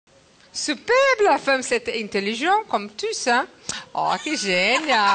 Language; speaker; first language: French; non-native, learner; Portuguese